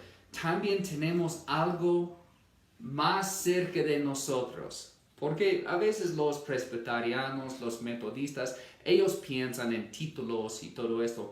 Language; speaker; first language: Spanish; non-native, fluent; English